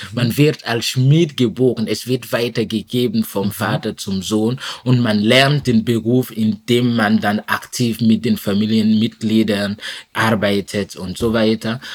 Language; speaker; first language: German; non-native, fluent; Mossi